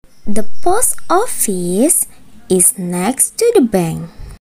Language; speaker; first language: English; non-native, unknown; Indonesian